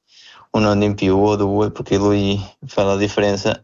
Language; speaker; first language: Italian; non-native, learner; Portuguese